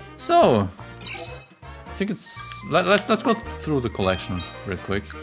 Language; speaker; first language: English; non-native, fluent; German